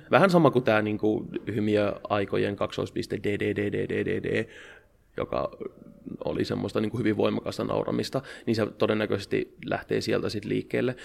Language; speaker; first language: Finnish; native; Finnish